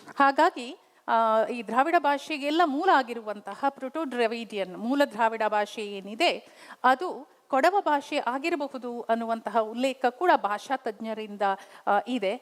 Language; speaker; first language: Kannada; non-native, local second language; Kodava